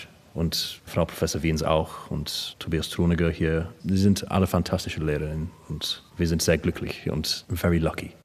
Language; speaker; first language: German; non-native, learner; English